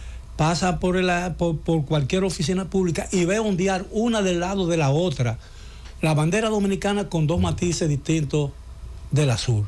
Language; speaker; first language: Spanish; native; Spanish